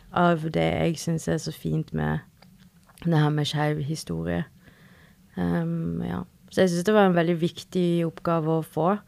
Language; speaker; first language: Norwegian; early bilingual, other home language; Spanish